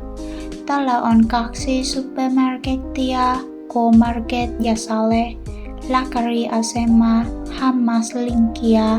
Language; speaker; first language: Finnish; non-native, learner; Vietnamese